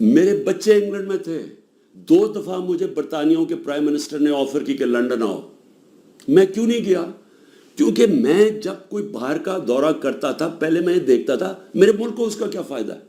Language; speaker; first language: Urdu; native; Urdu